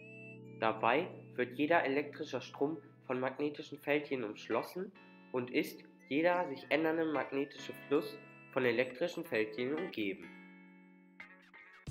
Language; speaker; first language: German; native; German